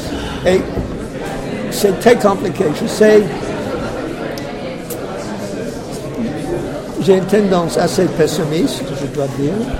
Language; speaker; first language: French; non-native, fluent; English